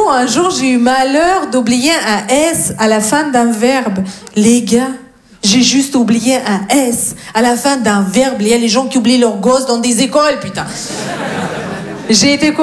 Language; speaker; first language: French; non-native, fluent; Russian